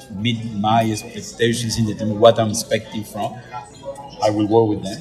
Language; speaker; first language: English; non-native, fluent; Spanish